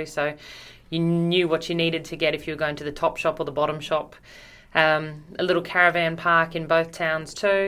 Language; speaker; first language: English; native; English